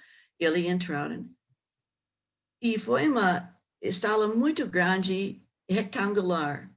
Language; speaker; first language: Portuguese; non-native, learner; English